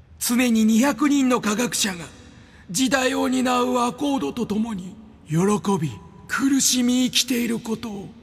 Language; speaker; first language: Japanese; native; Japanese